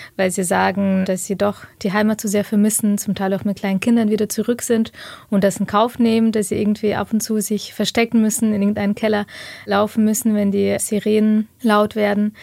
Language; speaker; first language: German; early bilingual, other home language; Ukrainian